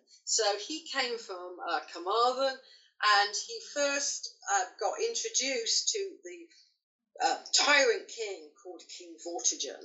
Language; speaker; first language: English; native; English